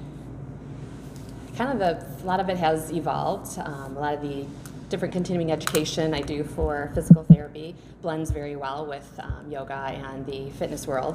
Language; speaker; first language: English; native; English